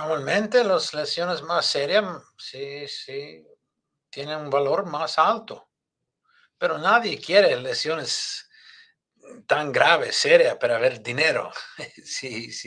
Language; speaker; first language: Spanish; non-native, learner; English